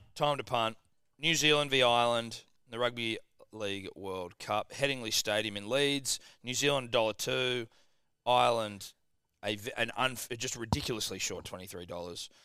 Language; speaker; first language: English; native; English